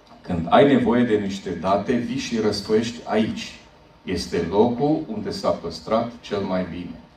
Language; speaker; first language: Romanian; native; Romanian